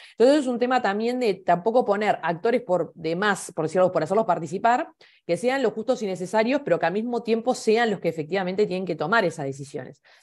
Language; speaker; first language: Spanish; native; Spanish